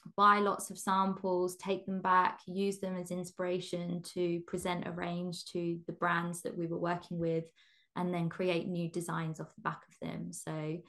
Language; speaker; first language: English; native; English